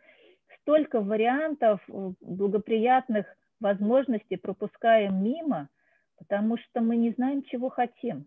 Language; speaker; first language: Russian; native; Russian